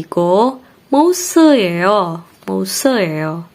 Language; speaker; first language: Korean; non-native, learner; Indonesian